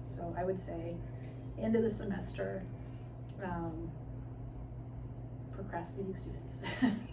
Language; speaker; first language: English; native; English